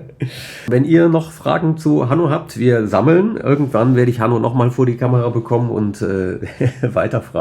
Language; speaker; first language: German; native; German